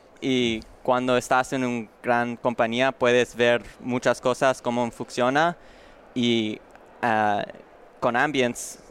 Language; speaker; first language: Spanish; non-native, learner; English